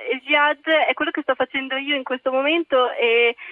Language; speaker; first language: Italian; early bilingual, other home language; Arabic